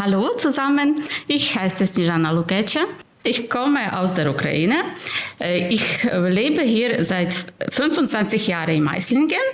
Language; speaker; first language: German; non-native, fluent; Ukrainian